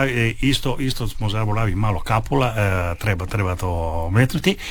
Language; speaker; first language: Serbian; early bilingual, heritage; Italian